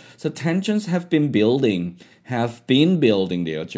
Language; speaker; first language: English; non-native, fluent; Korean